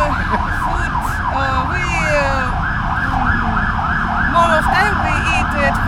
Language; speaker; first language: English; non-native, learner; Russian